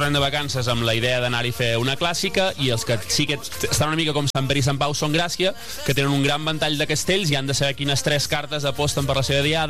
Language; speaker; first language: Catalan; native; Catalan